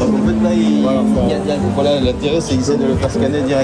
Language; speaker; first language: French; native; French